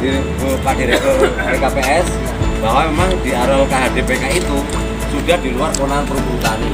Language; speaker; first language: Indonesian; native; Indonesian